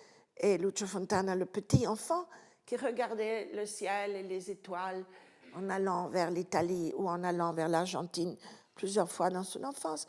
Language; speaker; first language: French; non-native, fluent; Italian